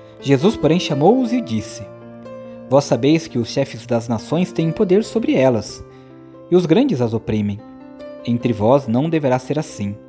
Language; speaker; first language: Portuguese; native; Portuguese